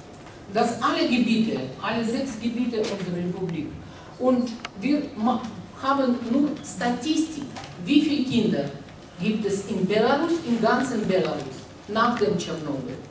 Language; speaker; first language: German; non-native, learner; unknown